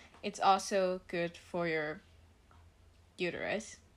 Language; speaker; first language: English; non-native, local second language; Cantonese